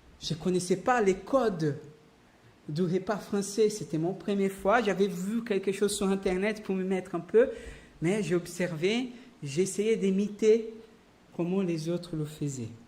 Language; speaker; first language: French; non-native, fluent; Portuguese